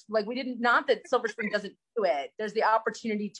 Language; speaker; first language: English; native; English